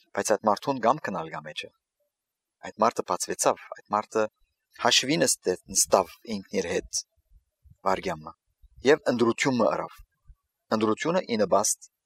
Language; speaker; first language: Armenian; early bilingual, heritage; Armenian